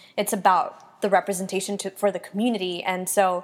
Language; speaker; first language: English; early bilingual, other home language; Spanish